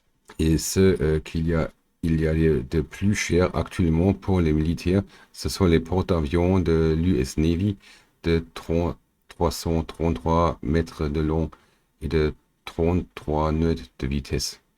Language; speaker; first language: French; non-native, learner; German